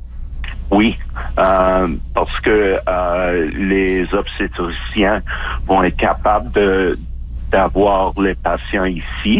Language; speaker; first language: French; non-native, fluent; English